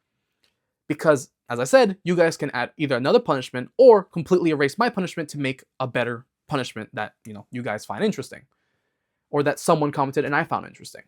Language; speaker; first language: English; native; English